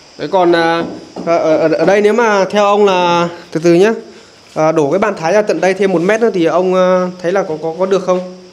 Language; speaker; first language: Vietnamese; native; Vietnamese